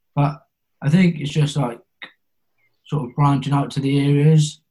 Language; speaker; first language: English; native; English